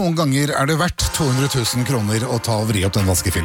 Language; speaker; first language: Norwegian; native; Norwegian